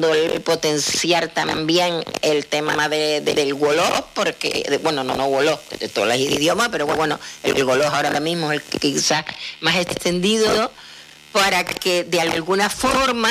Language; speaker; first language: Spanish; native; Spanish